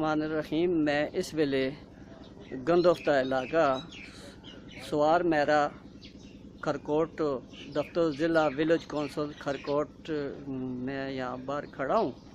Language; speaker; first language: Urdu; non-native, local second language; Northern Hindko